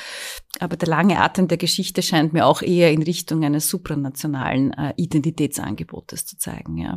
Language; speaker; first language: German; native; German